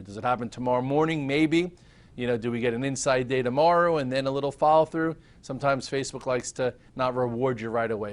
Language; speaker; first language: English; native; English